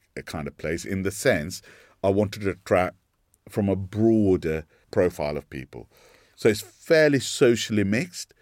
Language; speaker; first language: English; non-native, local second language; Sinhala